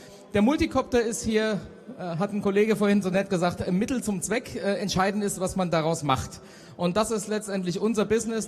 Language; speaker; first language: German; native; German